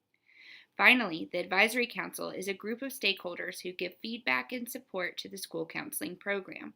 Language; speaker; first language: English; native; English